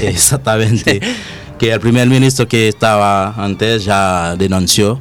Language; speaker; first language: Spanish; non-native, learner; Haitian Creole